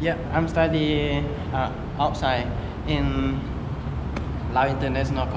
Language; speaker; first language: English; non-native, learner; Lao